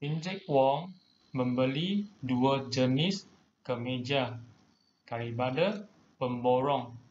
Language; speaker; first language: Malay; non-native, local second language; Chinese